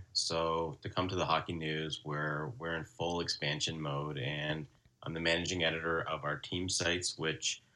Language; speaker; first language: English; native; English